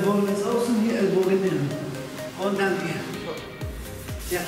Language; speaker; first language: German; non-native, learner; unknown